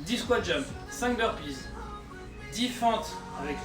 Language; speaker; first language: French; native; French